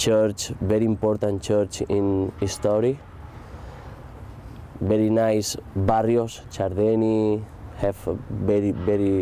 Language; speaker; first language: English; non-native, learner; Spanish